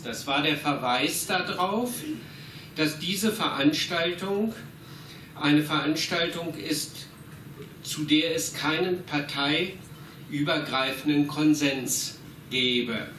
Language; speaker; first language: German; native; German